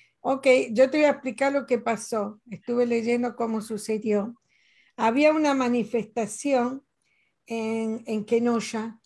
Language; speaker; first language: Spanish; native; Spanish